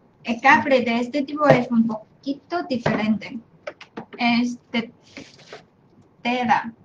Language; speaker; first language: Spanish; non-native, fluent; Chinese